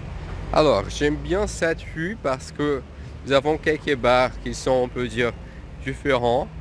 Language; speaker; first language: French; non-native, fluent; Portuguese